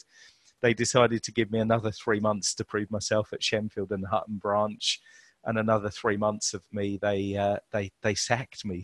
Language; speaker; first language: English; native; English